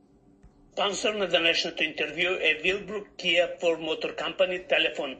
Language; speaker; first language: Macedonian; native; Macedonian